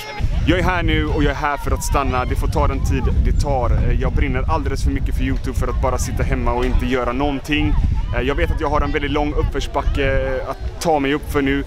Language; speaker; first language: Swedish; native; Swedish